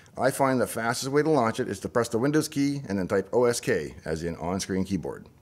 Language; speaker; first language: English; native; English